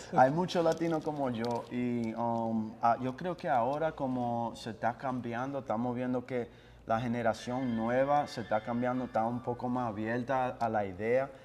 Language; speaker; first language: Spanish; early bilingual, heritage; Spanish